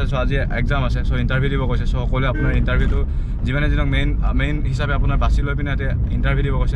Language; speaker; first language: Assamese; non-native, local second language; Mising